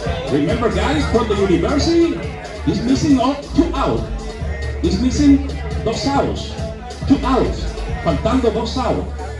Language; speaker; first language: English; non-native, learner; Spanish